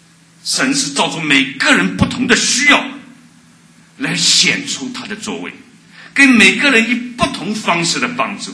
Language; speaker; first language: Chinese; native; Chinese